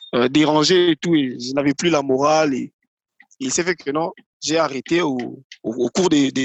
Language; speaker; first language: French; non-native, local second language; Lingala